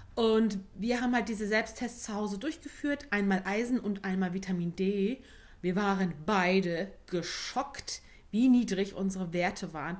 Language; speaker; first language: German; early bilingual, other home language; Turkish